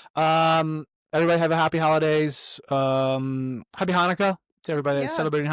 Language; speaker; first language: English; native; English